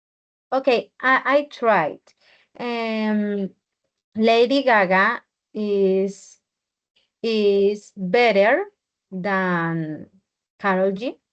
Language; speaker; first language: English; non-native, learner; Spanish